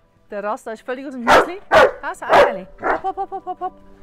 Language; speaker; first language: German; native; German